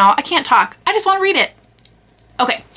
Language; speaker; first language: English; native; English